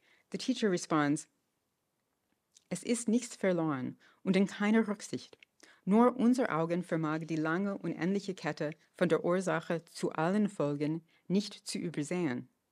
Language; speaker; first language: German; non-native, fluent; English